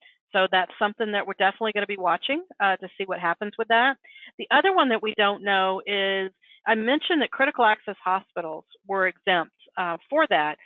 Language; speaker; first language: English; native; English